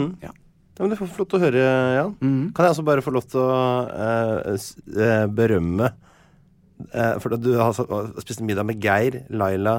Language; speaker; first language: Norwegian; native; Norwegian